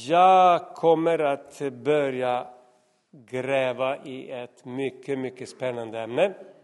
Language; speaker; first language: Swedish; non-native, fluent; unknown